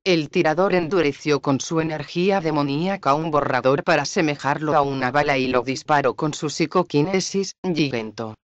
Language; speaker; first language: Spanish; native; Spanish